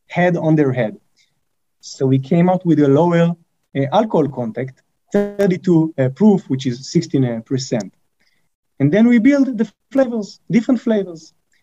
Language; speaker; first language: English; non-native, fluent; Hebrew